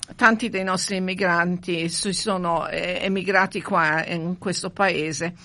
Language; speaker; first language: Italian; early bilingual, heritage; Italian